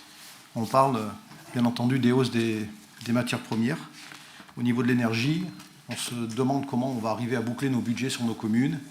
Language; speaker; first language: French; native; French